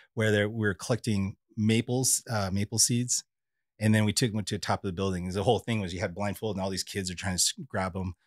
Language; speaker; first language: English; native; English